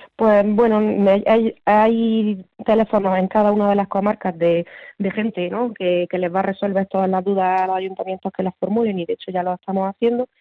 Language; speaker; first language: Spanish; native; Spanish